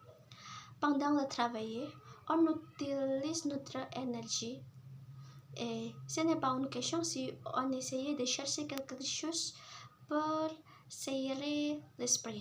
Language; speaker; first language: French; non-native, learner; Indonesian